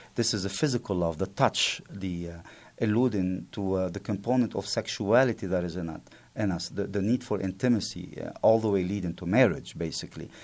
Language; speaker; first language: English; non-native, fluent; Arabic